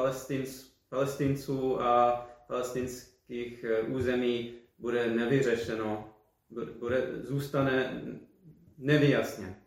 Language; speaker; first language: Czech; non-native, fluent; English